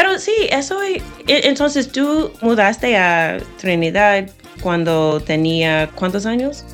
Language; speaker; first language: Spanish; non-native, fluent; English